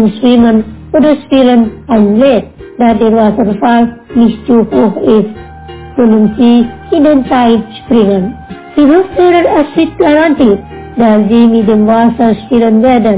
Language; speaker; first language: German; non-native, learner; Indonesian